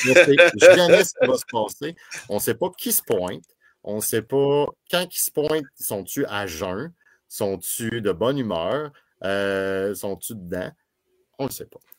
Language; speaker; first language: French; native; French